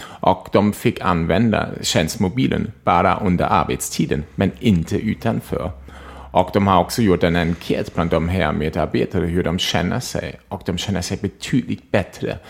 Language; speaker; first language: Swedish; non-native, fluent; German